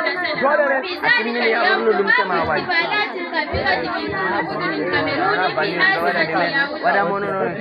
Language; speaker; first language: Arabic; non-native, learner; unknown